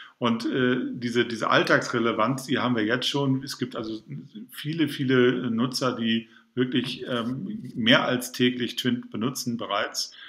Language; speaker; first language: German; native; German